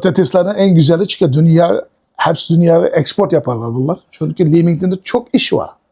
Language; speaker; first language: Turkish; non-native, learner; Uyghur